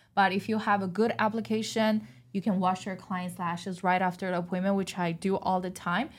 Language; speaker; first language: English; non-native, fluent; Chinese